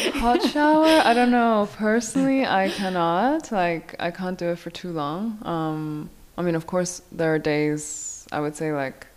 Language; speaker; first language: English; non-native, local second language; Korean